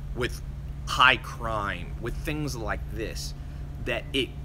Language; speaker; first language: English; native; English